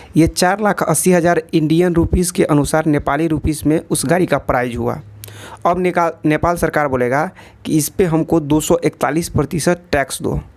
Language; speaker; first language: Hindi; native; Hindi